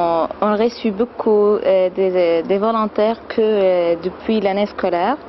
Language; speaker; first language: French; non-native, fluent; Arabic